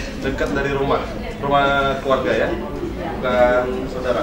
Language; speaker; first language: Indonesian; native; Indonesian